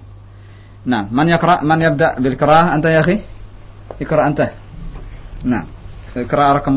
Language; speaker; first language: Arabic; non-native, fluent; Indonesian